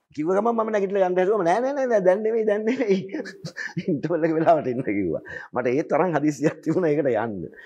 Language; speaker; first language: Sinhala; native; Sinhala